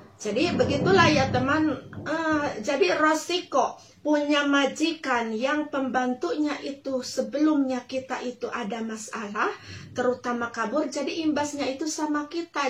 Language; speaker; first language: Indonesian; non-native, local second language; Sundanese